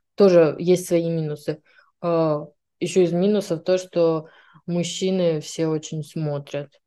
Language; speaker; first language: Russian; native; Russian